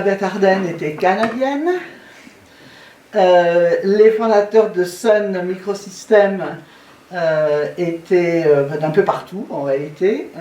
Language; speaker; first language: French; native; French